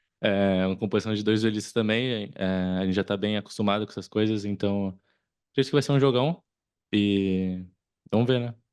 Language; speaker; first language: Portuguese; non-native, learner; English